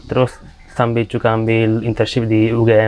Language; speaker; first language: Indonesian; non-native, fluent; Italian